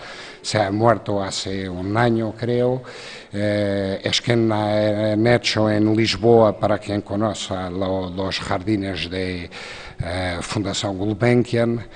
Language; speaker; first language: Spanish; non-native, fluent; Portuguese